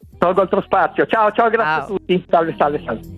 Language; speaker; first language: Italian; native; Italian